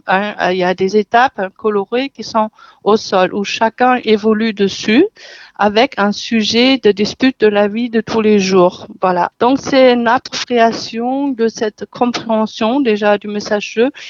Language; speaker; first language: French; non-native, fluent; German